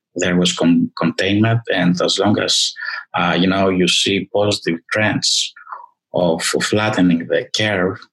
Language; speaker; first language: English; non-native, fluent; Greek